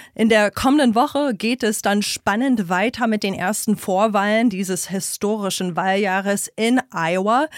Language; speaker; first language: German; non-native, fluent; English